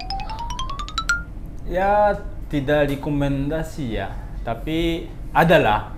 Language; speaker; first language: Indonesian; non-native, fluent; Japanese